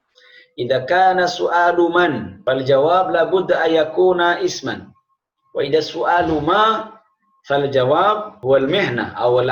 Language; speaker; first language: Arabic; non-native, fluent; Indonesian